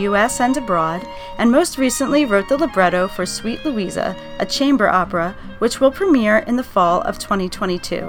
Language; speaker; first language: English; native; English